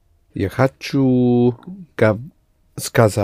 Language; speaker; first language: Russian; non-native, learner; English